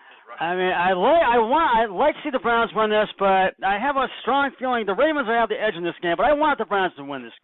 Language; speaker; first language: English; native; English